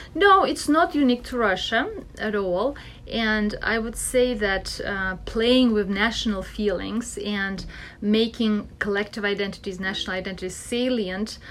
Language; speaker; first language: English; non-native, fluent; Russian